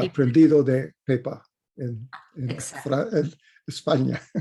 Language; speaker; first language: Spanish; non-native, fluent; English